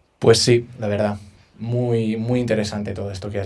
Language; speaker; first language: Spanish; native; Spanish